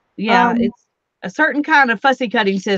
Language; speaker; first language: English; native; English